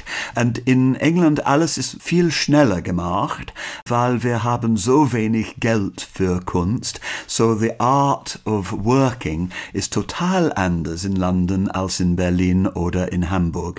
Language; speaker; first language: German; non-native, learner; English